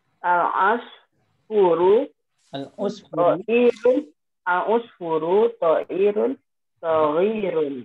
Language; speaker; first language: Arabic; non-native, learner; Indonesian